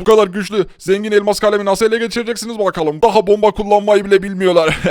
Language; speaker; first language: Turkish; native; Turkish